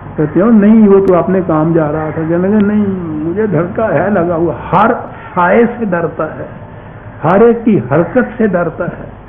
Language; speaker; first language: Urdu; non-native, local second language; Punjabi